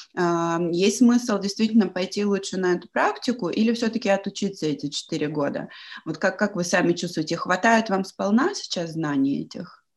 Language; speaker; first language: Russian; native; Russian